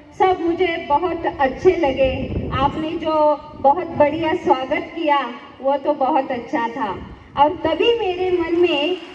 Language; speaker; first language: Hindi; non-native, local second language; Marathi